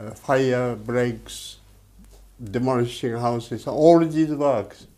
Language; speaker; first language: English; non-native, fluent; Japanese